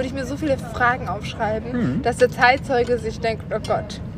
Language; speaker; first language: German; native; German